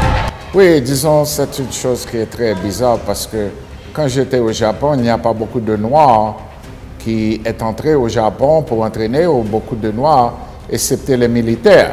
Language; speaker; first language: French; non-native, learner; Haitian Creole